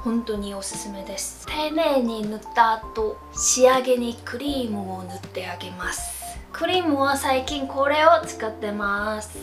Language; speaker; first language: Japanese; non-native, fluent; Korean